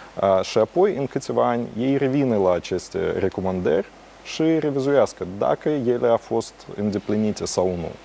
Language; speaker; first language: Romanian; non-native, local second language; Russian